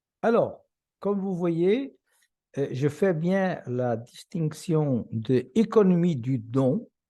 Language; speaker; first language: French; non-native, fluent; Portuguese